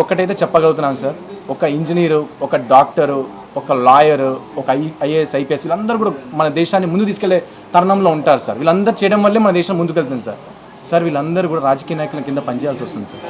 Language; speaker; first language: Telugu; native; Telugu